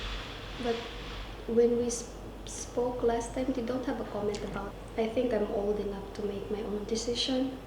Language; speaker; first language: English; non-native, local second language; Cebuano